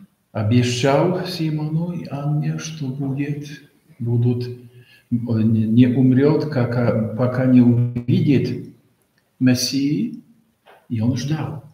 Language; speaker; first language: Russian; non-native, fluent; Polish